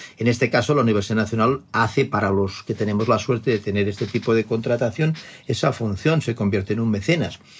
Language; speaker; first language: Spanish; non-native, local second language; Catalan